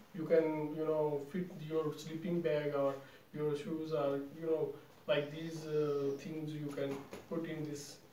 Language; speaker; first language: English; non-native, local second language; Urdu